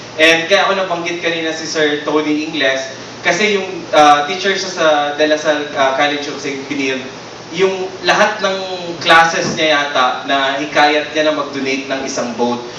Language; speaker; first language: Filipino; non-native, local second language; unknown